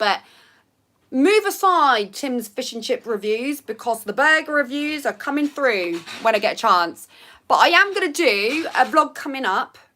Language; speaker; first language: English; native; English